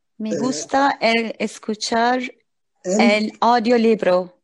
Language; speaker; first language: Spanish; non-native, learner; Turkish